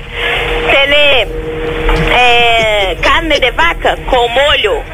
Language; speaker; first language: Spanish; non-native, learner; Portuguese